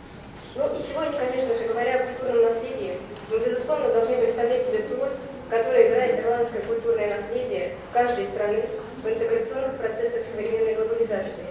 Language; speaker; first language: Russian; native; Russian